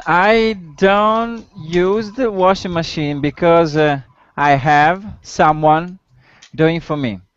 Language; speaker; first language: English; non-native, learner; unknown